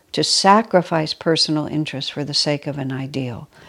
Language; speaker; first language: English; native; English